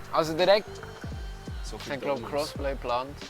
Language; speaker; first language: German; native; German